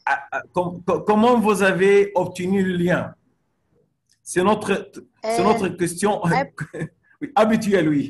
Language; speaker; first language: French; non-native, fluent; Arabic